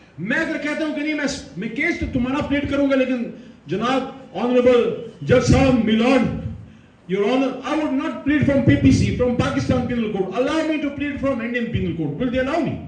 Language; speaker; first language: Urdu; non-native, local second language; Pashto